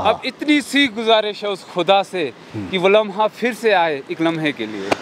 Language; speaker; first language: Hindi; native; Hindi